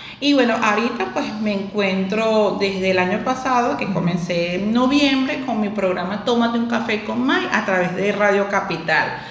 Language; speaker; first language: Spanish; native; Spanish